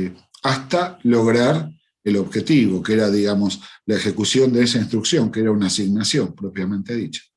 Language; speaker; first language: Spanish; native; Spanish